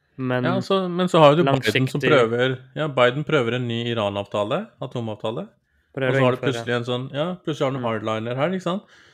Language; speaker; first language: Norwegian; early bilingual, other home language; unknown